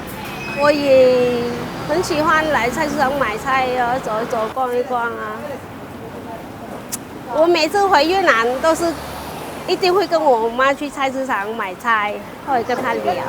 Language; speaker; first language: Chinese; non-native, fluent; Vietnamese